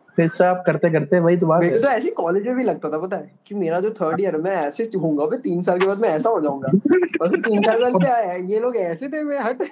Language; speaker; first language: Hindi; native; Hindi